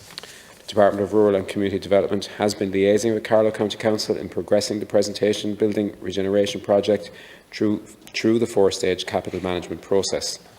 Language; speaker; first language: English; native; English